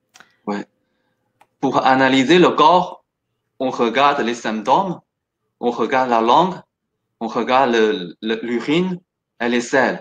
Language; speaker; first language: French; non-native, fluent; Chinese